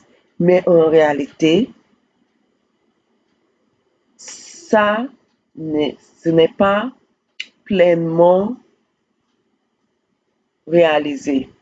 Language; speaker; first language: French; non-native, fluent; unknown